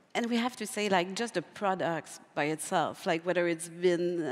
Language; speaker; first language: English; non-native, fluent; French